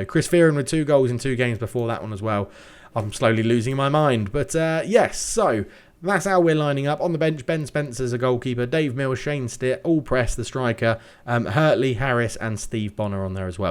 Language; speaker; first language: English; native; English